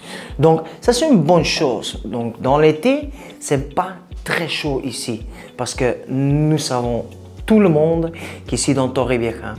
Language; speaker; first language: French; non-native, learner; Spanish